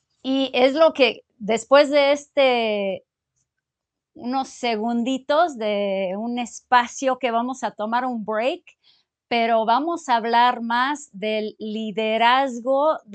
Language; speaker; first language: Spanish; early bilingual, other home language; English